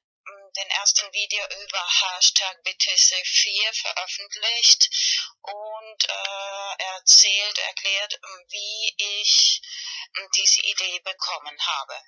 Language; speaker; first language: German; non-native, fluent; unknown